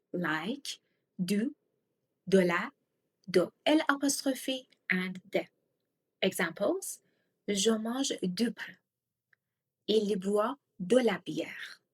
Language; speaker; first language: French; non-native, fluent; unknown